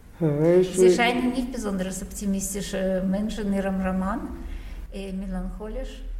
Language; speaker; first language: German; non-native, fluent; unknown